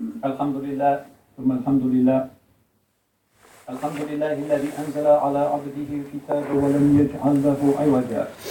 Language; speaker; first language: Arabic; non-native, fluent; English